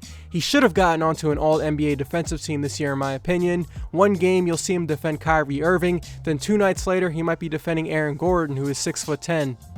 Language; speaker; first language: English; native; English